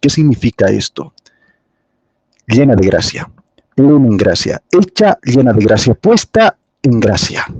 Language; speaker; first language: Spanish; native; Spanish